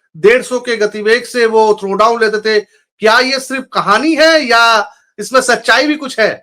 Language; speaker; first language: Hindi; non-native, local second language; Bangla